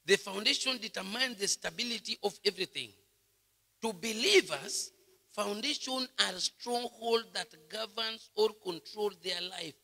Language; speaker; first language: English; non-native, local second language; Swahili